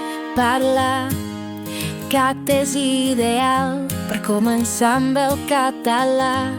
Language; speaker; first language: Catalan; non-native, learner; Russian